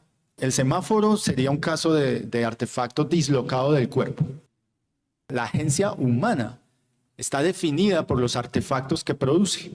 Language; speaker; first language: Spanish; native; Spanish